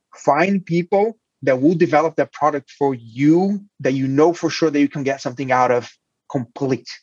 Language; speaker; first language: English; non-native, fluent; Portuguese